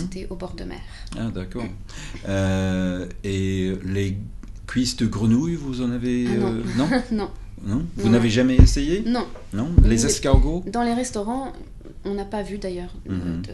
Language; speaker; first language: French; non-native, fluent; English